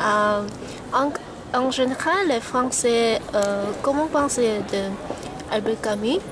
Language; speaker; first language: French; non-native, learner; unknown